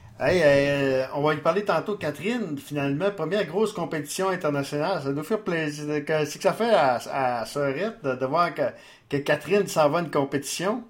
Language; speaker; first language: French; native; French